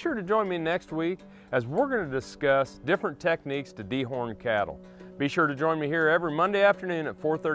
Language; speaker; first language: English; native; English